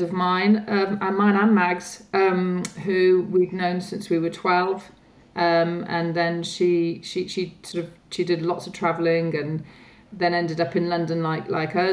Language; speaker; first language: English; native; English